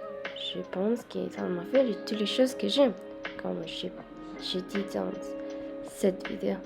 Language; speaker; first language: French; non-native, learner; Spanish